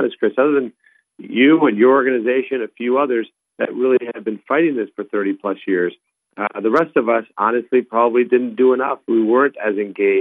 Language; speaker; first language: English; non-native, fluent; Spanish